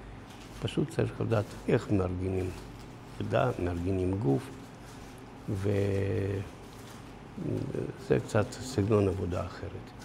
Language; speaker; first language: Hebrew; non-native, fluent; Russian